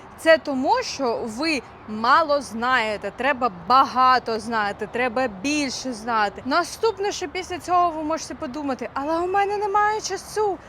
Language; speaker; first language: Ukrainian; non-native, local second language; Russian